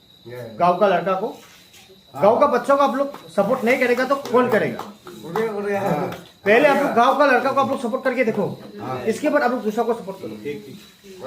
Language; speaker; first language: Hindi; non-native, local second language; Garo